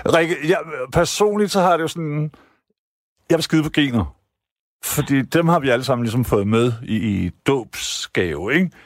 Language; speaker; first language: Danish; native; Danish